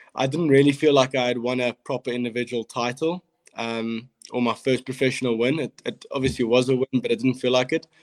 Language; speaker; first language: English; native; English